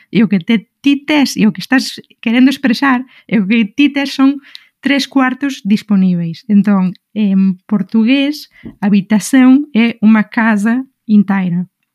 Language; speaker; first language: Galician; non-native, local second language; Spanish